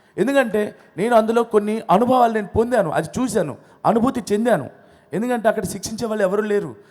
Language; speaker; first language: Telugu; non-native, local second language; Odia